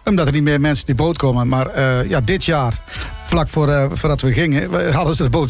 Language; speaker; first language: Dutch; native; Dutch